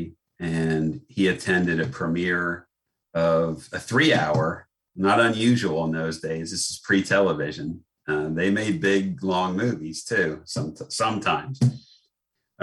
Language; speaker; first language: English; native; English